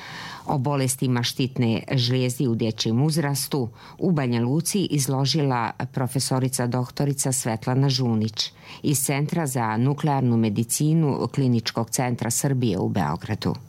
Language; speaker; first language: Serbian; native; Serbian